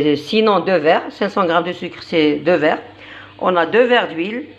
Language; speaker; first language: French; non-native, local second language; Arabic